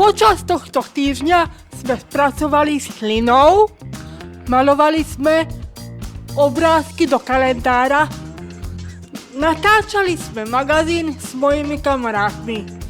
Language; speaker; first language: Slovak; non-native, local second language; Hungarian